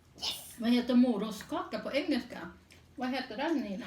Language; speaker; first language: Swedish; non-native, fluent; Thai